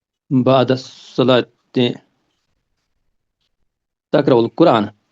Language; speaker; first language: Arabic; non-native, learner; Urdu